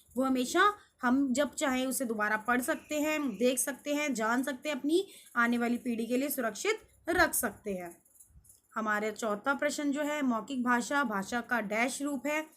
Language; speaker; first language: Hindi; native; Hindi